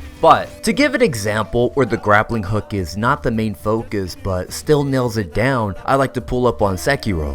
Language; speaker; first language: English; native; English